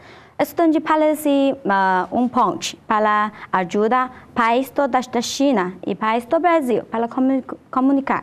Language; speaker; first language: Portuguese; non-native, learner; Chinese